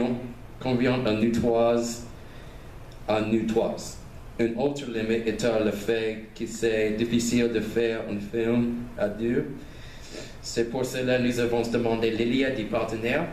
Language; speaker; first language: French; non-native, learner; English